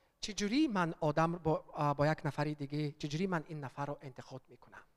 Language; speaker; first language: Persian; early bilingual, heritage; Persian